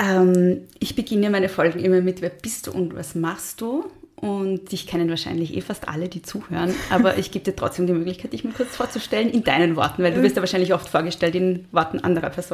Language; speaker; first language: German; native; German